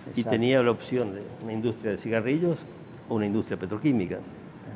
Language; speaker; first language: Spanish; native; Spanish